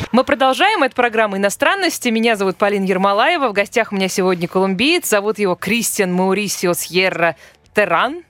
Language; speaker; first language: Russian; native; Russian